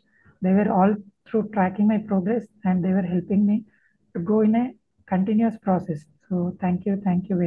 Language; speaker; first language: English; non-native, local second language; Telugu